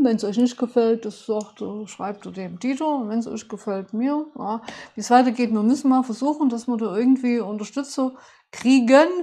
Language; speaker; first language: German; native; German